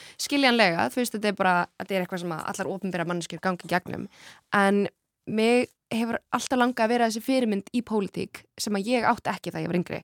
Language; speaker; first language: Icelandic; early bilingual, other home language; Kurdish